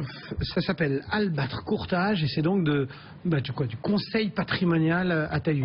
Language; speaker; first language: French; native; French